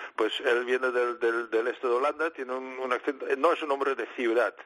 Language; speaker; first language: Spanish; non-native, fluent; Dutch